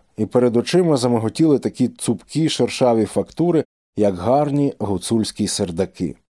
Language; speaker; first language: Ukrainian; native; Ukrainian